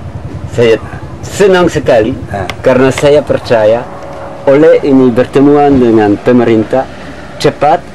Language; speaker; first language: Indonesian; non-native, learner; French